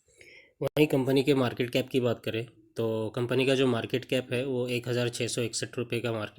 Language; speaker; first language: Hindi; native; Hindi